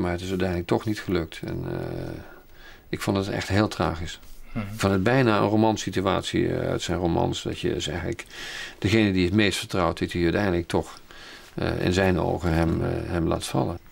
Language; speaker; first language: Dutch; native; Dutch